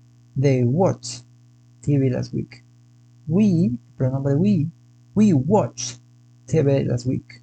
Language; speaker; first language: English; non-native, fluent; Spanish